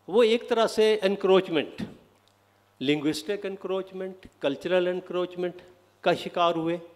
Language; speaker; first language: Urdu; non-native, local second language; Saraiki